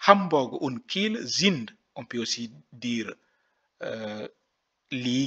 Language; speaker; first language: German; non-native, fluent; French